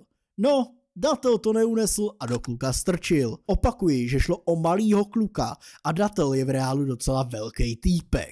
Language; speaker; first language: Czech; native; Czech